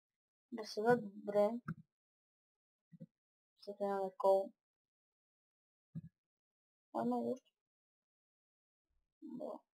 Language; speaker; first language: Bulgarian; early bilingual, other home language; Russian